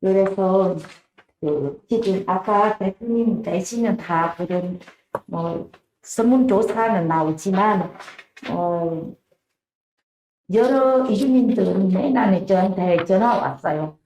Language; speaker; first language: Korean; non-native, learner; Vietnamese